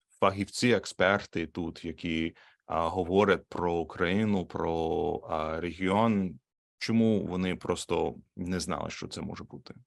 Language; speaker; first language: Ukrainian; non-native, learner; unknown